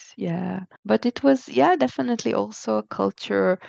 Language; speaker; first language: English; non-native, fluent; Hebrew